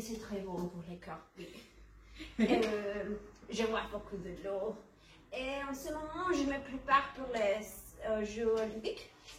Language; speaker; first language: French; non-native, learner; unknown